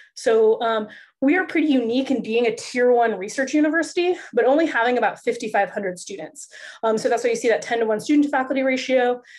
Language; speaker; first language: English; native; English